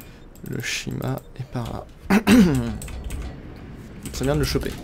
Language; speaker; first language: French; native; French